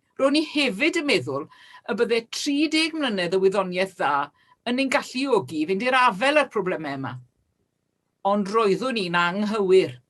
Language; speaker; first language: Welsh; native; Welsh